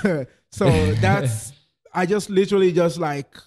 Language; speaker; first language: English; non-native, local second language; Yoruba